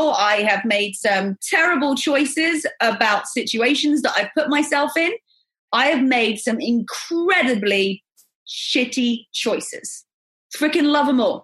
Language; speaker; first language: English; native; English